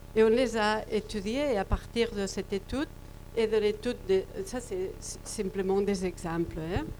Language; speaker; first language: French; non-native, fluent; Spanish